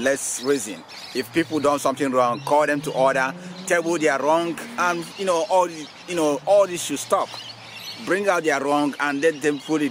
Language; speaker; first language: English; non-native, local second language; Igbo